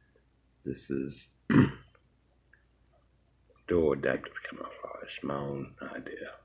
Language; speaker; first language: English; native; English